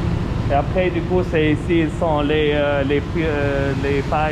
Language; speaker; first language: French; non-native, local second language; Arabic